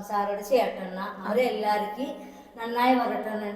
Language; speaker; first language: Malayalam; non-native, local second language; Telugu